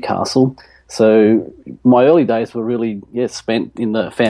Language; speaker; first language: English; native; English